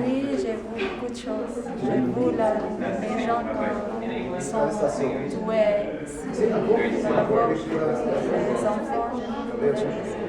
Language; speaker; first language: French; non-native, learner; Arabic